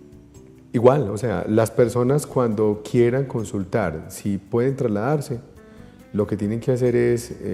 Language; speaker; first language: Spanish; native; Spanish